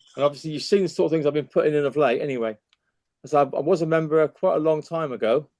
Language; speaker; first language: English; native; English